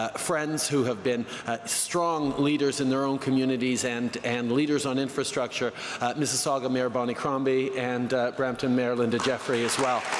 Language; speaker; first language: English; early bilingual, other home language; French